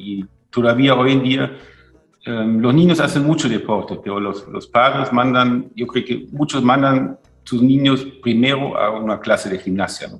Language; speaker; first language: Spanish; non-native, fluent; German